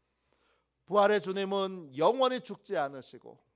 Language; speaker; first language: Korean; native; Korean